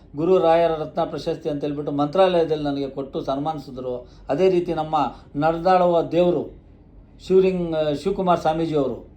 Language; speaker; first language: Kannada; native; Kannada